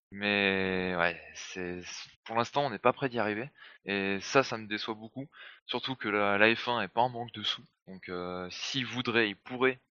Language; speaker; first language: French; native; French